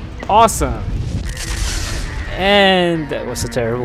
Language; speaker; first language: English; native; English